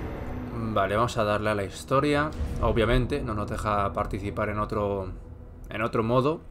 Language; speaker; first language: Spanish; native; Spanish